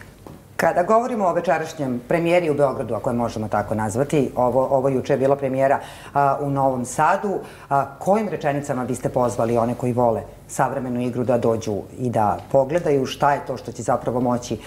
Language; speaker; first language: Serbian; native; Serbian